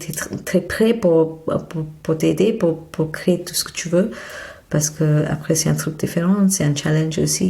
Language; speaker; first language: French; non-native, fluent; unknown